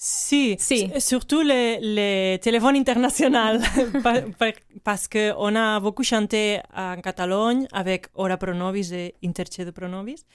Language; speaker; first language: French; non-native, learner; Catalan